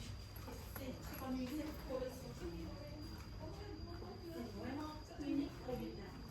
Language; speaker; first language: French; non-native, fluent; Vietnamese